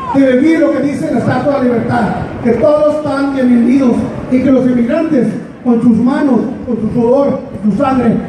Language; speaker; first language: Spanish; early bilingual, heritage; Spanish